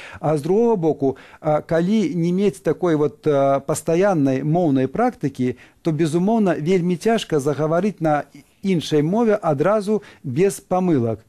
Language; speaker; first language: Belarusian; native; Belarusian